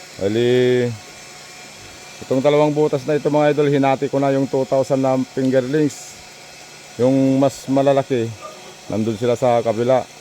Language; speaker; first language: Filipino; non-native, local second language; Iloko